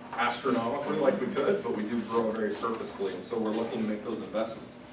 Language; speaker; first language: English; native; English